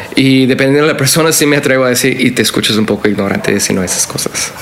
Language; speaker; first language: Spanish; non-native, fluent; English